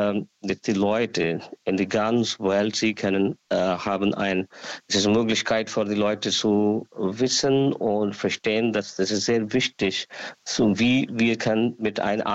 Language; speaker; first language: German; non-native, learner; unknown